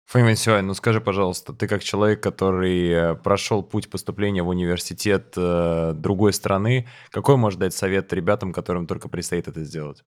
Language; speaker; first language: Russian; native; Russian